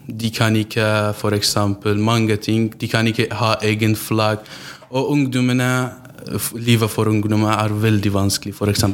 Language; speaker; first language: Norwegian; non-native, learner; Central Kurdish